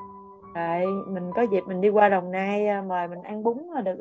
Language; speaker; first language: Vietnamese; native; Vietnamese